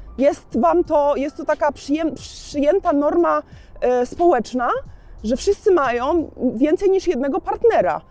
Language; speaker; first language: Polish; native; Polish